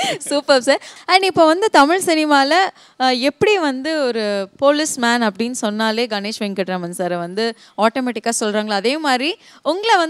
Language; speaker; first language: Tamil; native; Tamil